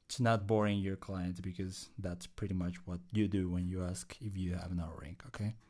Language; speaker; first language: English; non-native, fluent; Spanish